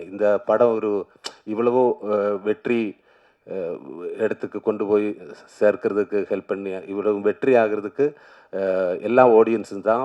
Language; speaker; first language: Tamil; non-native, learner; Malayalam